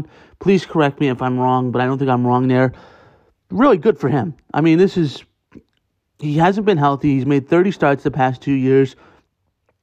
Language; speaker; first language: English; native; English